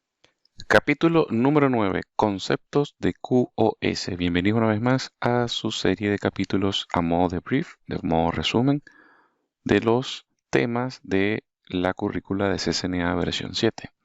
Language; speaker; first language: Spanish; native; Spanish